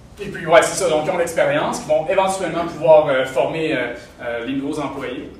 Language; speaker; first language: French; native; French